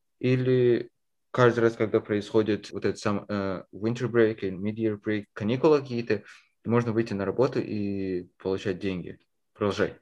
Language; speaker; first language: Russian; early bilingual, heritage; Russian